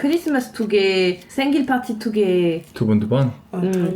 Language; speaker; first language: Korean; non-native, learner; French